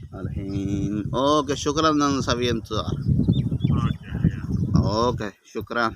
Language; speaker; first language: Arabic; non-native, learner; Urdu